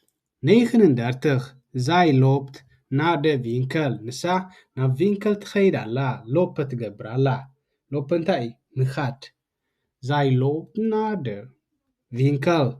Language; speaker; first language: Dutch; non-native, learner; Tigrinya